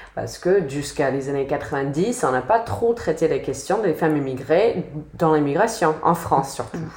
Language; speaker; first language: French; non-native, fluent; English